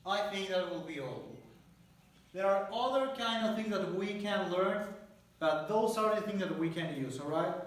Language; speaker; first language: English; non-native, fluent; Spanish